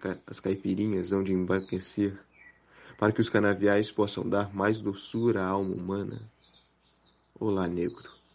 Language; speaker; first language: Portuguese; native; Portuguese